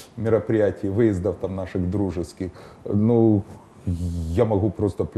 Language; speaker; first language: Russian; non-native, local second language; Ukrainian